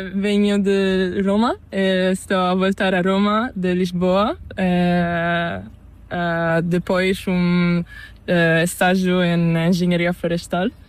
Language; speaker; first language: Spanish; non-native, learner; Italian